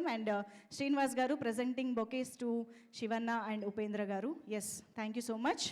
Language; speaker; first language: Telugu; native; Telugu